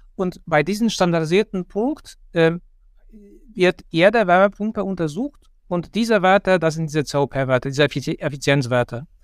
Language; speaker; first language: German; non-native, fluent; Polish